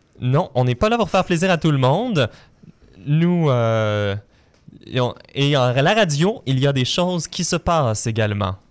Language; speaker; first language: French; native; French